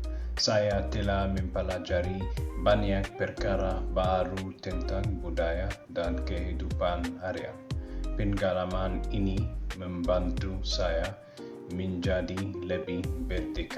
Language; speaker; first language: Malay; non-native, learner; Arabic